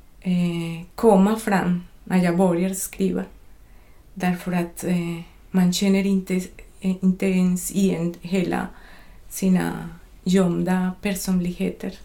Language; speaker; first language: Swedish; non-native, fluent; Spanish